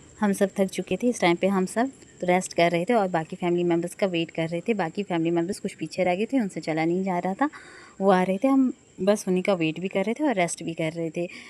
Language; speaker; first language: Hindi; non-native, local second language; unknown